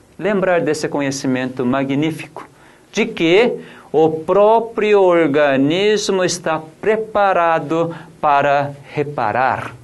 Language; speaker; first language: Portuguese; non-native, fluent; Korean